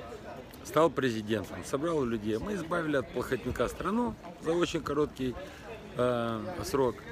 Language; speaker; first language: Russian; native; Russian